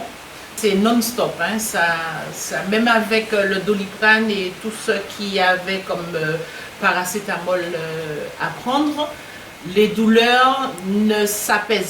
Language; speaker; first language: French; native; French